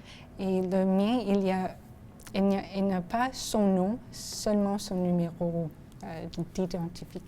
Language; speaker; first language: French; non-native, local second language; English